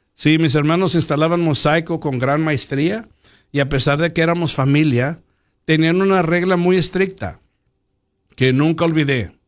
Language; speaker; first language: Spanish; early bilingual, heritage; Spanish